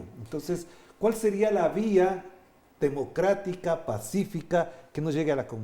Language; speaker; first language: Spanish; native; Spanish